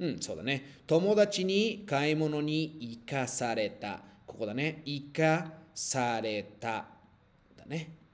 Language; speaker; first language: Japanese; non-native, fluent; Spanish